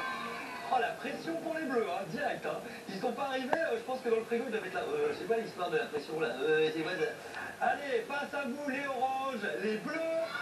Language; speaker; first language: French; native; French